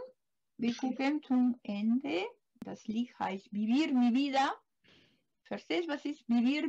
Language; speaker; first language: German; non-native, learner; Spanish